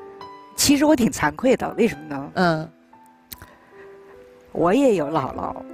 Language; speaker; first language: Chinese; native; Chinese